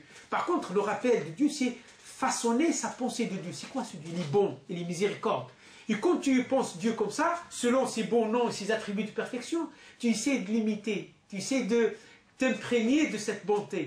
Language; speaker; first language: French; non-native, local second language; Arabic